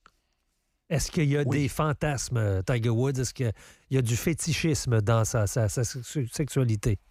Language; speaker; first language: French; native; French